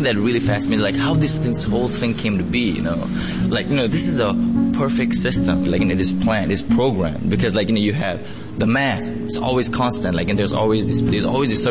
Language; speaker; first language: English; non-native, local second language; Nepali